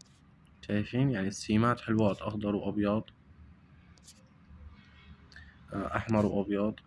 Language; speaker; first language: Arabic; native; Arabic